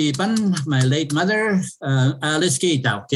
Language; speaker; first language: English; non-native, fluent; Cree